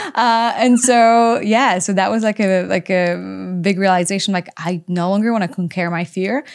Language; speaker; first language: English; non-native, fluent; Polish